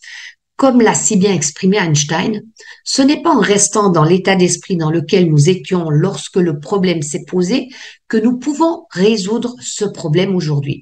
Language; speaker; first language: French; native; French